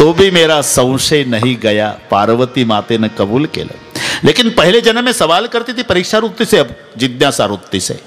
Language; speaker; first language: Hindi; non-native, local second language; Marathi